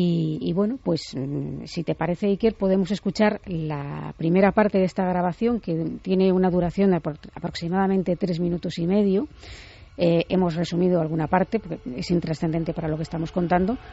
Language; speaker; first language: Spanish; native; Spanish